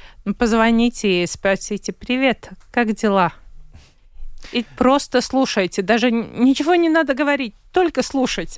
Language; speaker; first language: Russian; non-native, local second language; Latvian